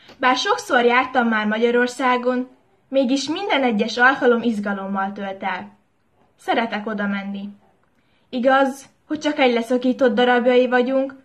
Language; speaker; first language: Hungarian; native; Hungarian